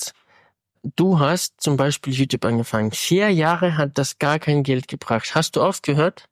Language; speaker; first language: German; non-native, fluent; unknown